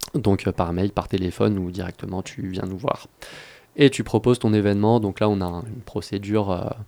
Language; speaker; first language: French; native; French